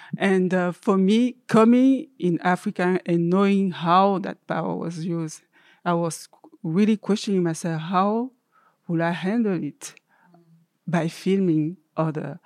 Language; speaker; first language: English; non-native, learner; French